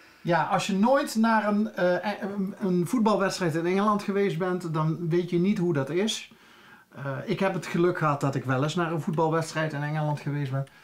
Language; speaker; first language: Dutch; native; Dutch